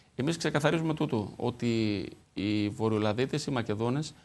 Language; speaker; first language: Greek; native; Greek